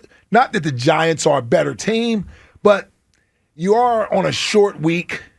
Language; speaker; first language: English; native; English